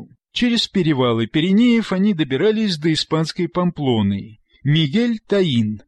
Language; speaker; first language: Russian; native; Russian